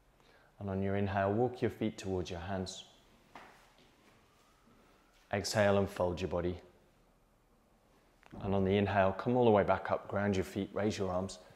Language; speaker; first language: English; native; English